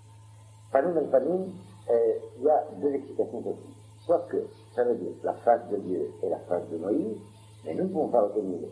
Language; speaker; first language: French; native; French